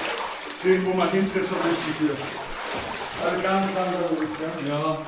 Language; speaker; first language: German; non-native, learner; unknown